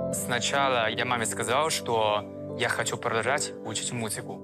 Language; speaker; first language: Russian; non-native, learner; Chinese